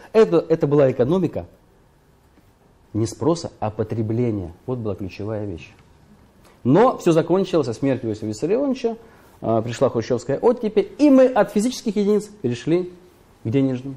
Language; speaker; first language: Russian; native; Russian